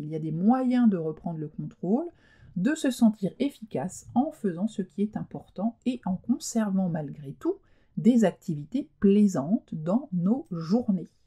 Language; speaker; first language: French; native; French